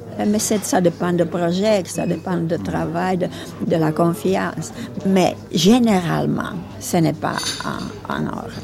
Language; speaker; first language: French; non-native, learner; Czech